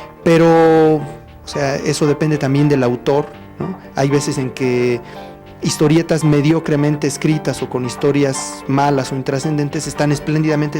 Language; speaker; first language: Spanish; native; Spanish